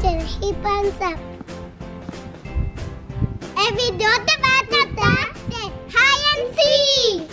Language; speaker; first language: Spanish; early bilingual, heritage; Spanish